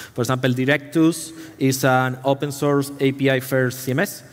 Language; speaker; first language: English; non-native, fluent; Spanish